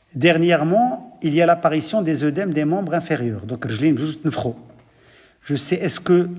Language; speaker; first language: French; non-native, local second language; Arabic